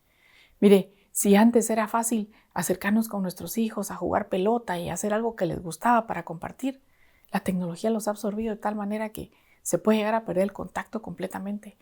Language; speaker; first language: Spanish; native; Spanish